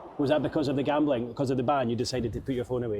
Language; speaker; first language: English; native; English